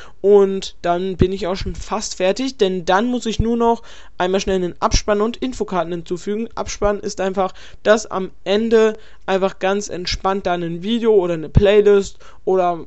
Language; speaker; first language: German; native; German